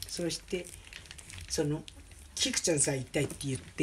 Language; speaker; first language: Japanese; native; Japanese